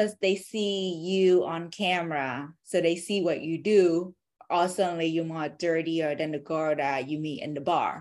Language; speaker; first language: English; non-native, fluent; Vietnamese